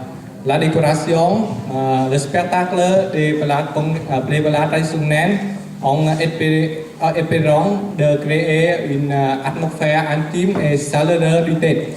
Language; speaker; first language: French; non-native, fluent; Vietnamese